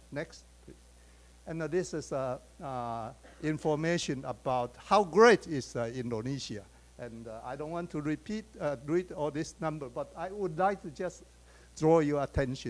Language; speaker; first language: English; non-native, fluent; Chinese